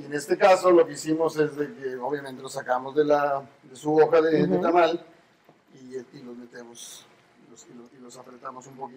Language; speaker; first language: Spanish; native; Spanish